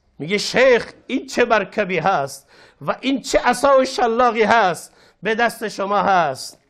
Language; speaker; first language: Persian; non-native, local second language; Baluchi